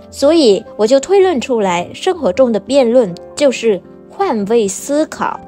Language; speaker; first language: Chinese; non-native, fluent; Vietnamese